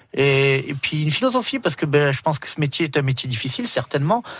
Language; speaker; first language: French; native; French